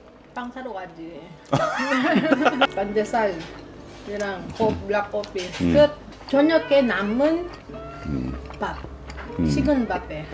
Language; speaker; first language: Korean; non-native, learner; Filipino